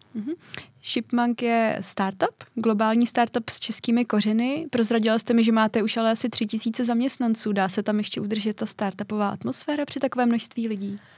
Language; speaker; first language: Czech; native; Czech